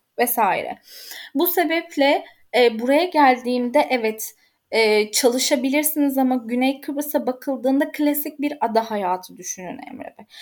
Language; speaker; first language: Turkish; native; Turkish